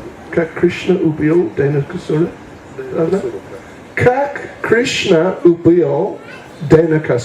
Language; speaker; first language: Russian; non-native, learner; English